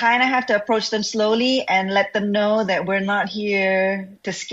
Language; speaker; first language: English; non-native, local second language; Malay